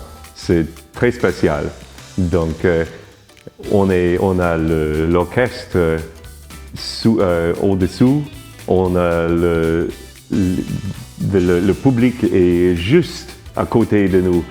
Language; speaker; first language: French; non-native, learner; English